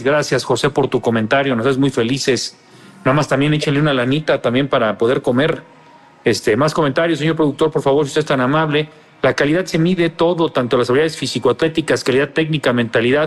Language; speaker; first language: Spanish; native; Spanish